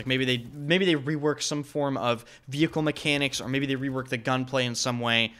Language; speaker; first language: English; native; English